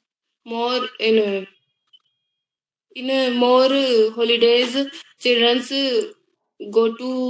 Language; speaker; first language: English; non-native, learner; Hindi